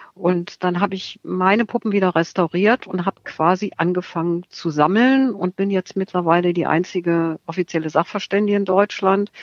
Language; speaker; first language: German; native; German